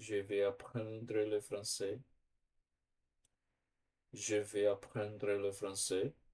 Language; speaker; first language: French; non-native, learner; Portuguese